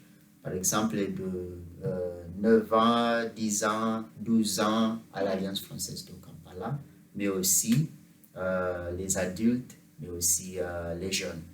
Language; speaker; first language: French; non-native, fluent; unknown